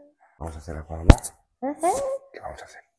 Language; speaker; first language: Spanish; native; Spanish